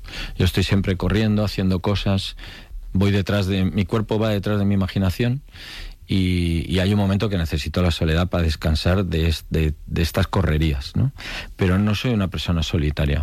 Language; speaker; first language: Spanish; native; Spanish